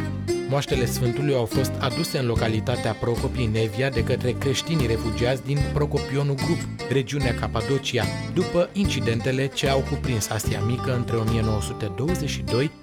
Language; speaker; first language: Romanian; native; Romanian